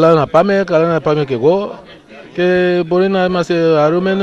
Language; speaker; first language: Greek; non-native, learner; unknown